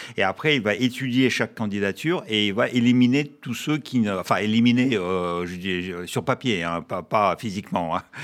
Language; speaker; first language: French; non-native, fluent; Russian